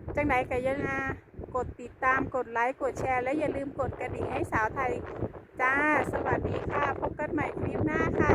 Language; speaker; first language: Thai; native; Thai